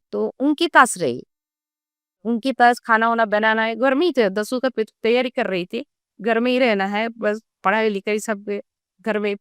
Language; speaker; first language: Hindi; non-native, local second language; Gondi